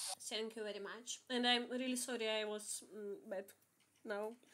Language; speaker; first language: English; non-native, learner; Russian